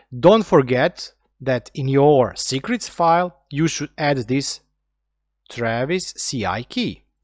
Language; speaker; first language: English; non-native, fluent; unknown